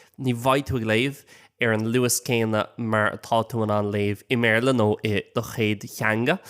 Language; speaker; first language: Irish; non-native, local second language; English